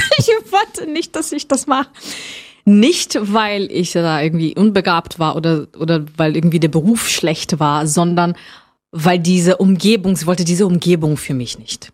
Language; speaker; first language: German; non-native, fluent; Portuguese